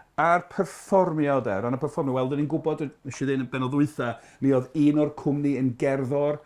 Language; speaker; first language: Welsh; non-native, fluent; English